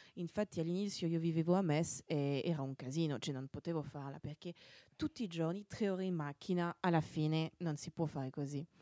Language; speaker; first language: Italian; non-native, fluent; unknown